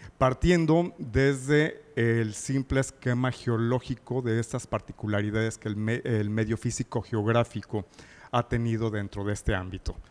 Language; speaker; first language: Spanish; native; Spanish